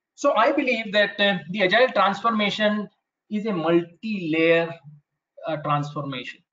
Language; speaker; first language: English; non-native, local second language; Marathi